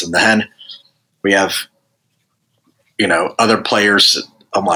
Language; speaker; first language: English; native; English